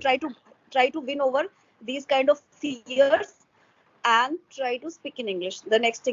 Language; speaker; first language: English; non-native, local second language; Hindi